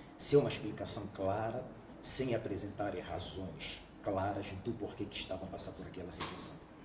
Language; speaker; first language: Portuguese; native; Portuguese